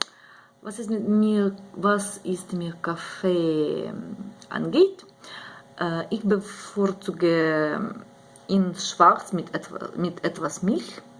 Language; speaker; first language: German; non-native, learner; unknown